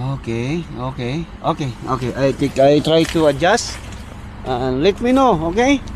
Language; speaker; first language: English; non-native, learner; Filipino